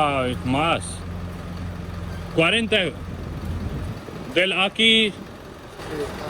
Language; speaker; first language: Spanish; non-native, learner; Hindi